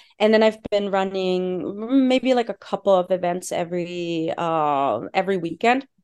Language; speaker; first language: English; non-native, fluent; German